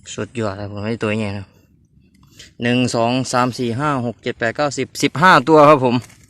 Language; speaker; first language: Thai; native; Thai